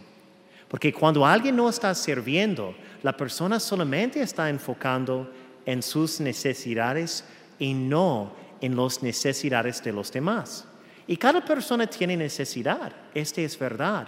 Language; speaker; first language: Spanish; non-native, fluent; English